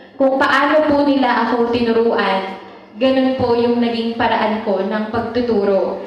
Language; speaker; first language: Filipino; native; Filipino